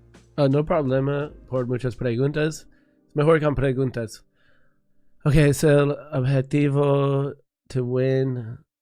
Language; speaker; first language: Spanish; non-native, learner; English